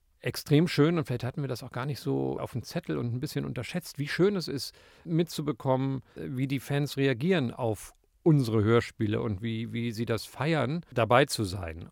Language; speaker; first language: German; native; German